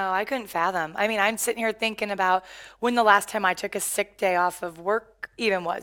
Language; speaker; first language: English; native; English